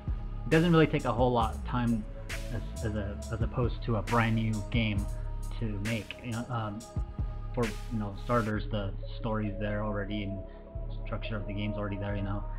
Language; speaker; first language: English; native; English